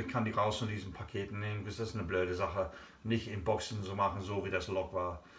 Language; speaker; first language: German; non-native, learner; English